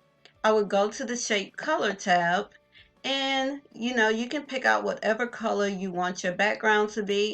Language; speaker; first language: English; native; English